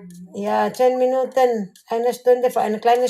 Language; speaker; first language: German; non-native, learner; Cebuano